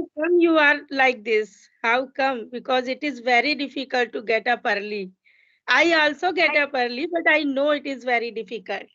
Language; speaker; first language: English; non-native, local second language; Hindi